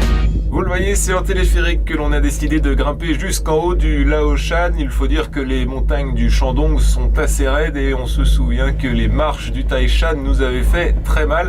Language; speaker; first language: French; native; French